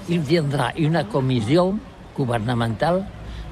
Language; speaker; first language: French; non-native, learner; Catalan